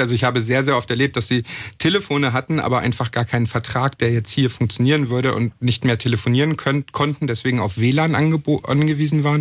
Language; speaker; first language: German; native; German